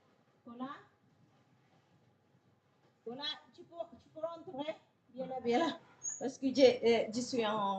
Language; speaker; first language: French; non-native, fluent; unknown